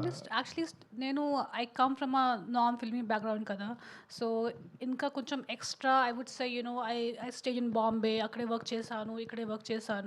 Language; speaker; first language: Telugu; non-native, fluent; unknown